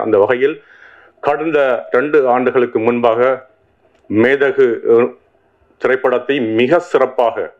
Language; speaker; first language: Tamil; native; Tamil